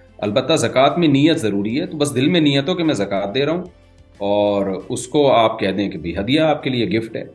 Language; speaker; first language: Urdu; native; Urdu